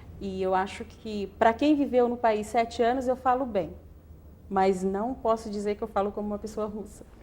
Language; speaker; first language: Portuguese; native; Portuguese